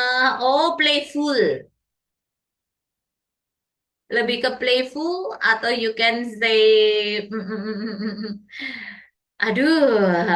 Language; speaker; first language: English; non-native, learner; Indonesian